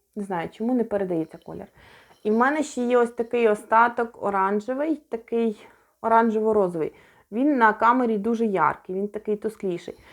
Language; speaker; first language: Ukrainian; non-native, local second language; Russian